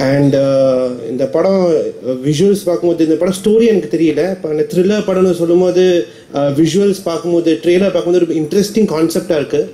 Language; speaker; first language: Tamil; non-native, fluent; Malayalam